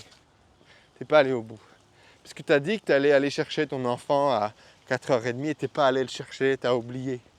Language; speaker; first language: French; native; French